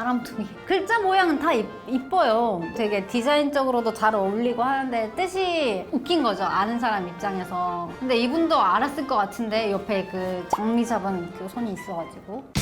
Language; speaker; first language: Korean; non-native, fluent; Kazakh